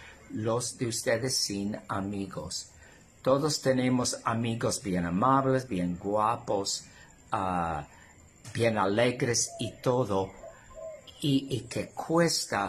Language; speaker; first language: Spanish; non-native, fluent; English